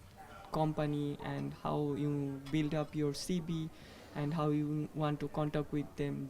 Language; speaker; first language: English; non-native, fluent; Bangla